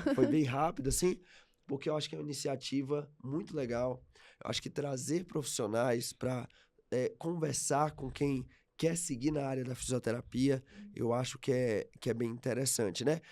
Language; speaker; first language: Portuguese; native; Portuguese